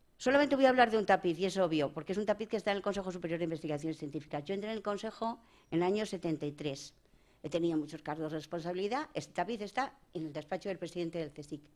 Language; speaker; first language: Spanish; native; Spanish